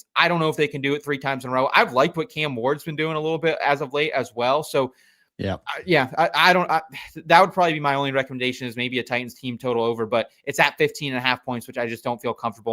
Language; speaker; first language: English; native; English